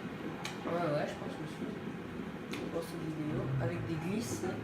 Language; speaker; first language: French; native; French